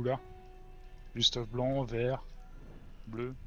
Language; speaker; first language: French; native; French